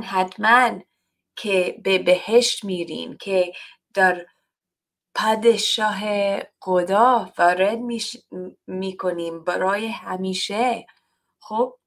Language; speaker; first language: Persian; non-native, learner; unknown